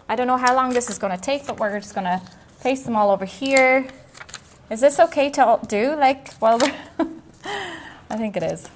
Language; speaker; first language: English; native; English